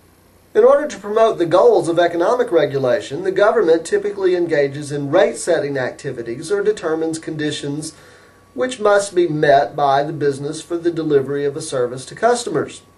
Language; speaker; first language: English; native; English